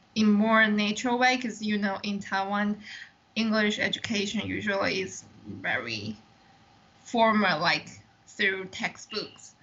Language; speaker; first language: English; non-native, fluent; Chinese